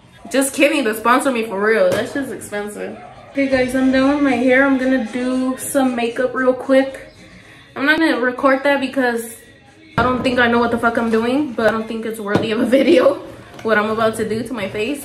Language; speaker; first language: English; early bilingual, other home language; Spanish